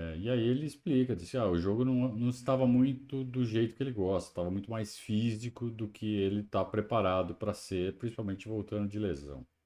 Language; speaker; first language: Portuguese; native; Portuguese